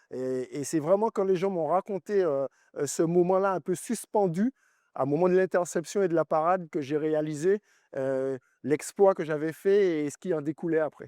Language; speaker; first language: French; native; French